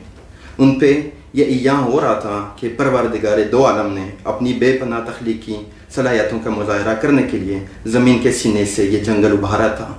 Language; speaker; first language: Urdu; non-native, fluent; French